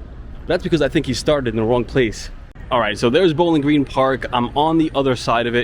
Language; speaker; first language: English; native; English